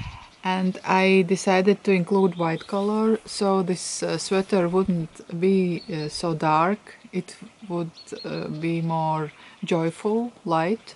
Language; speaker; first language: English; non-native, fluent; Latvian